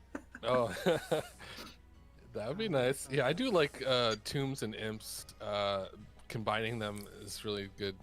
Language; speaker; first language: English; native; English